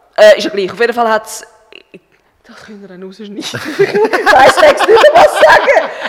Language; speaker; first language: German; native; German